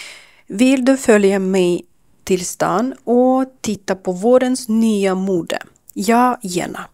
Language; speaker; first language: Swedish; non-native, learner; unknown